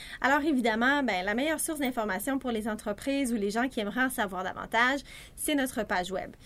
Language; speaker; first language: French; native; French